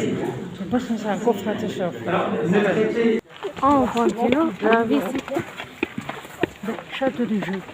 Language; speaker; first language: French; non-native, local second language; Spanish